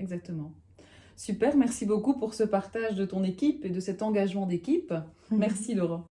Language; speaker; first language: French; native; French